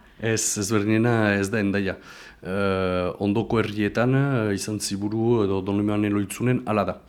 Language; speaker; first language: Basque; native; Basque